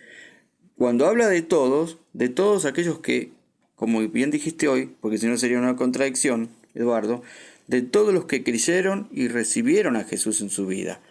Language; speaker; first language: Spanish; native; Spanish